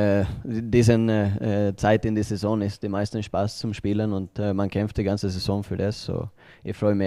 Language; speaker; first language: German; non-native, learner; Swedish